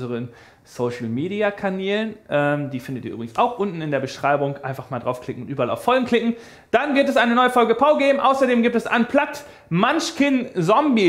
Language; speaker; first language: German; native; German